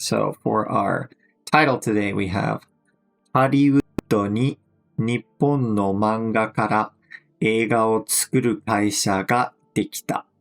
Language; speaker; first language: Japanese; non-native, fluent; English